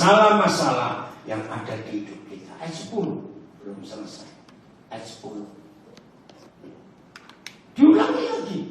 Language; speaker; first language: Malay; non-native, local second language; Javanese